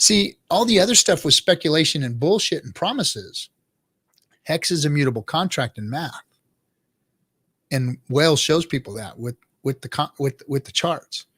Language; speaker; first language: English; native; English